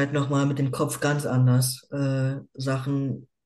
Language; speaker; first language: German; native; German